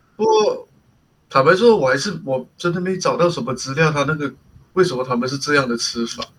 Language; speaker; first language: Chinese; native; Chinese